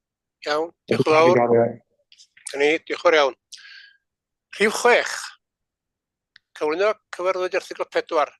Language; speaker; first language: Welsh; native; Welsh